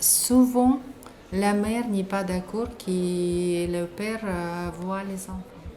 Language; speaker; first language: French; non-native, learner; Russian